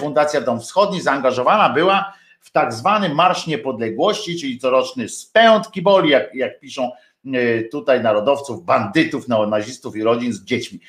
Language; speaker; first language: Polish; native; Polish